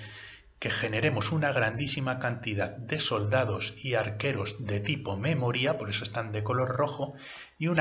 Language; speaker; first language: Spanish; native; Spanish